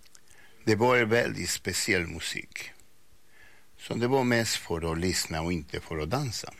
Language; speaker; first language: Swedish; non-native, fluent; Spanish